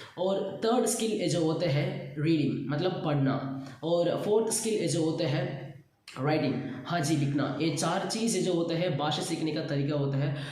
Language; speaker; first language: Hindi; non-native, local second language; Tamil